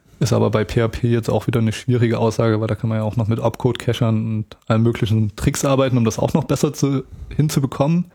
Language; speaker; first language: German; native; German